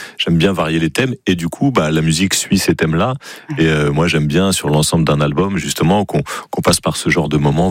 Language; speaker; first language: French; native; French